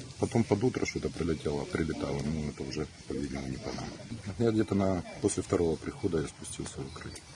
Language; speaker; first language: Russian; native; Russian